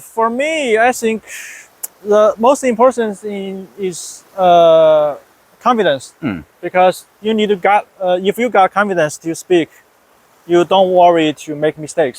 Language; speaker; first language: English; non-native, fluent; Chinese